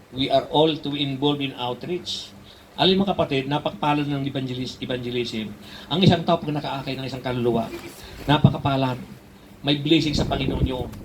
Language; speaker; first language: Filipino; native; Filipino